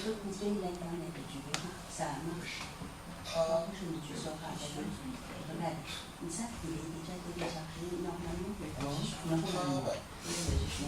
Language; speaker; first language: French; non-native, fluent; Chinese